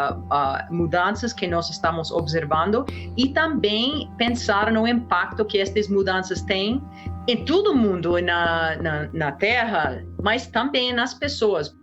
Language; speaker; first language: Portuguese; non-native, fluent; English